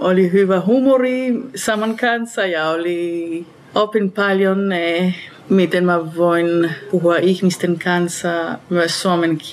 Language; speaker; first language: Finnish; non-native, learner; Hebrew